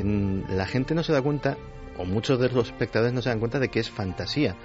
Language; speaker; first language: Spanish; native; Spanish